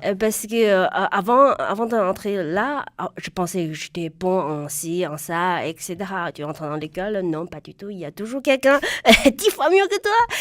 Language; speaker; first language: French; non-native, fluent; Chinese